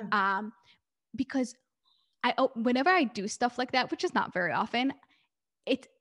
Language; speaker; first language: English; early bilingual, other home language; Hebrew